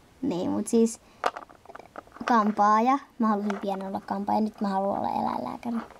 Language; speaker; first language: Finnish; native; Finnish